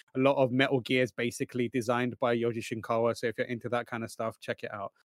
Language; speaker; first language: English; native; English